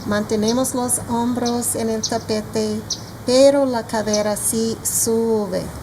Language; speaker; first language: Spanish; non-native, fluent; English